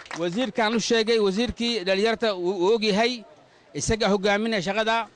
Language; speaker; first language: Somali; non-native, local second language; Afar